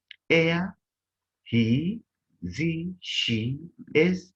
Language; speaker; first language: German; non-native, learner; Bemba